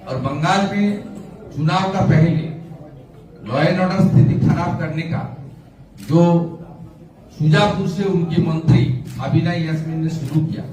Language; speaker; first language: Hindi; non-native, local second language; Bangla